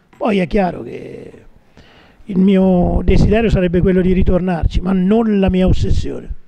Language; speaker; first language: Italian; native; Italian